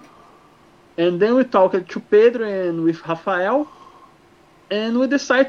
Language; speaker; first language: English; non-native, fluent; Portuguese